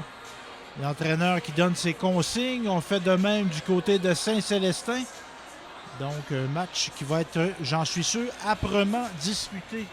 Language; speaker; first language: French; native; French